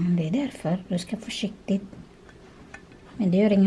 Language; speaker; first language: Swedish; non-native, learner; Cebuano